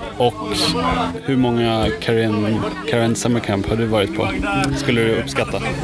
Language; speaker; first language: Swedish; native; Swedish